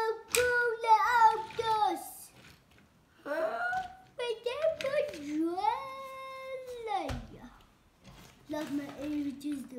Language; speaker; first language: Dutch; early bilingual, other home language; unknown